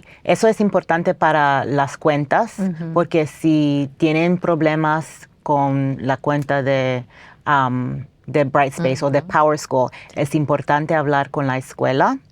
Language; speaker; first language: Spanish; non-native, fluent; English